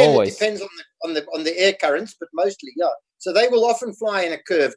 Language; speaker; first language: English; native; English